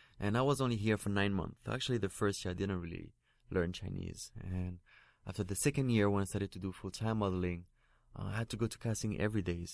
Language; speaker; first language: English; non-native, fluent; French